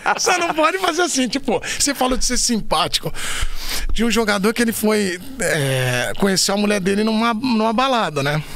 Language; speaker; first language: Portuguese; native; Portuguese